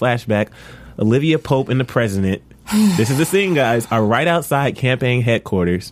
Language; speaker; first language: English; native; English